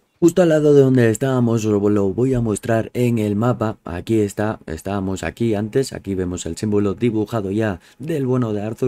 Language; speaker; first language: Spanish; native; Spanish